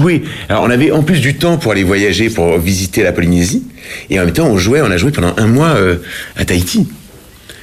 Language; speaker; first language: French; native; French